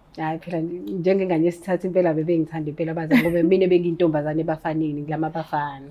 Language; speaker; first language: Zulu; native; Zulu